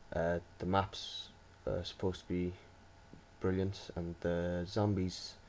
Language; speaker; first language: English; native; English